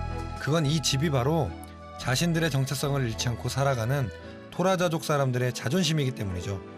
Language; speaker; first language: Korean; native; Korean